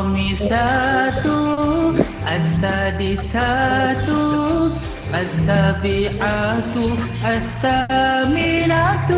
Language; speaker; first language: Arabic; non-native, learner; Malay